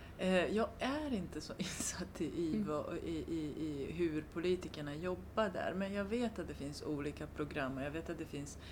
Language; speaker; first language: Swedish; non-native, fluent; Romanian